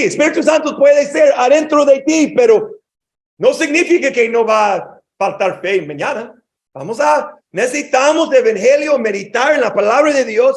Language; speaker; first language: Spanish; non-native, fluent; English